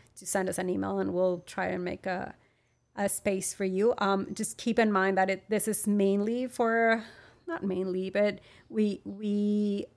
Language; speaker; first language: English; non-native, fluent; Spanish